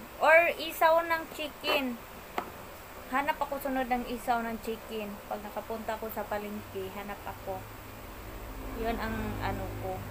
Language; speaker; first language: Filipino; non-native, local second language; Cebuano